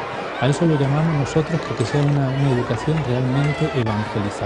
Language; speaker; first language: Spanish; native; Spanish